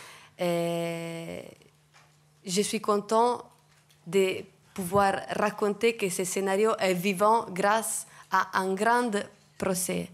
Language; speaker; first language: French; non-native, fluent; Italian